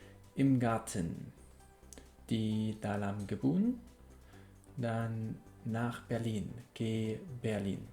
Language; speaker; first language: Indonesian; non-native, fluent; German